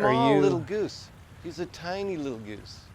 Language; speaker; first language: English; native; English